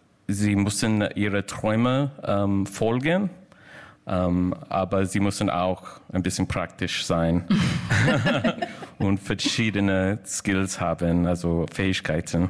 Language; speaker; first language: German; non-native, fluent; English